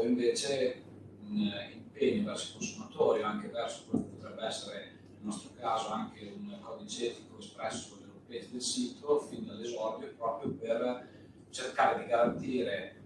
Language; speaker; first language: Italian; native; Italian